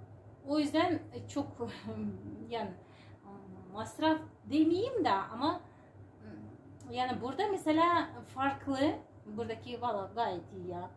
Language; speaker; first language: Turkish; non-native, learner; Uzbek